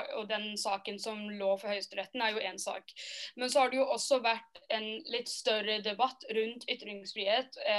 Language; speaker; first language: Norwegian; native; Norwegian